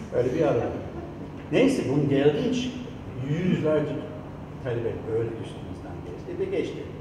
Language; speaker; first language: Turkish; non-native, fluent; English